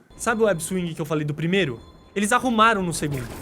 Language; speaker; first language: Portuguese; native; Portuguese